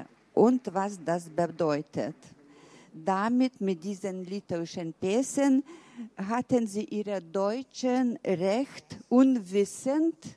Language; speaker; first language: German; early bilingual, heritage; German